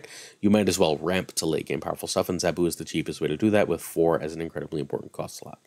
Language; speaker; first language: English; native; English